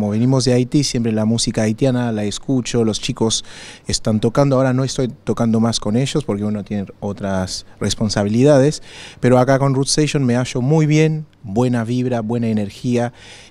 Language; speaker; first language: Spanish; non-native, fluent; Haitian Creole